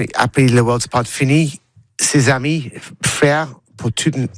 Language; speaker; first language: French; non-native, learner; English